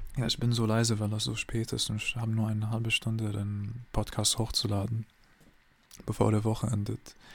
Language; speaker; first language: German; non-native, learner; English